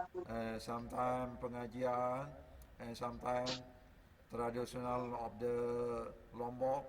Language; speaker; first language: English; non-native, learner; Sasak